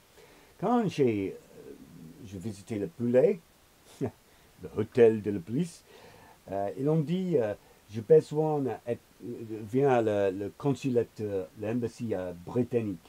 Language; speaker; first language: French; non-native, learner; English